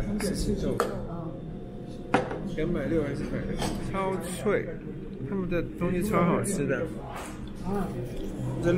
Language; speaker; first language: Chinese; native; Chinese